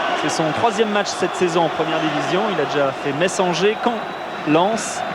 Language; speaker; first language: French; native; French